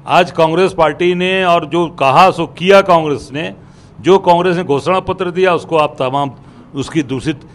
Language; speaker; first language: Hindi; native; Hindi